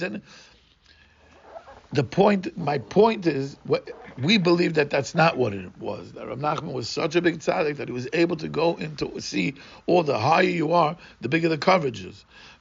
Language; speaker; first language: English; non-native, fluent; Portuguese